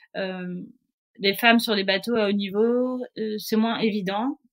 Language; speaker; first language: French; native; French